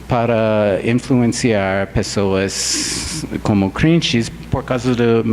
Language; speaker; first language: Portuguese; non-native, fluent; English